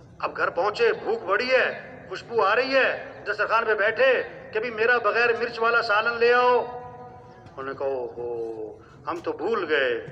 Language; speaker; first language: Urdu; non-native, local second language; Pashto